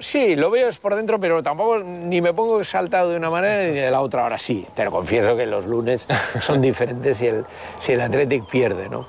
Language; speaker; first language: Spanish; native; Spanish